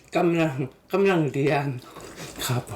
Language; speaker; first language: Thai; non-native, learner; Korean